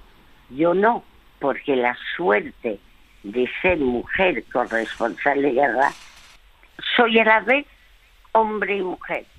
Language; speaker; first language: Spanish; early bilingual, other home language; French